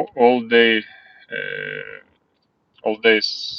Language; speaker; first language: English; non-native, learner; Russian